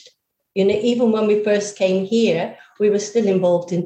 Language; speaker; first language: English; native; English